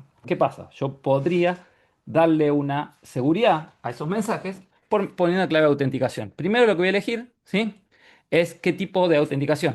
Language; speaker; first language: Spanish; native; Spanish